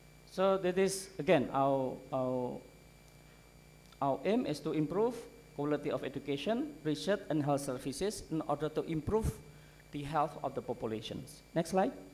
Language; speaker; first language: English; non-native, fluent; Indonesian